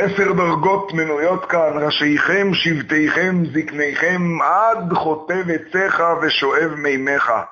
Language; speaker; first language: Hebrew; native; Hebrew